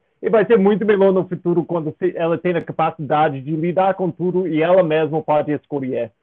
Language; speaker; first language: Portuguese; non-native, fluent; English